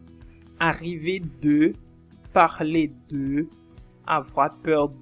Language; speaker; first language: French; non-native, fluent; Portuguese